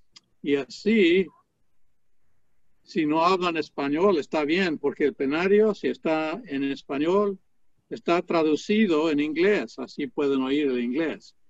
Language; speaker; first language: Spanish; non-native, fluent; English